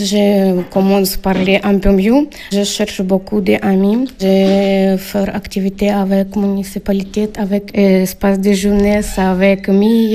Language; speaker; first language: French; non-native, learner; Ukrainian